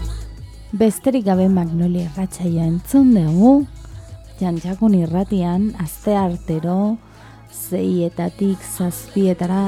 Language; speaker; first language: Basque; non-native, learner; Spanish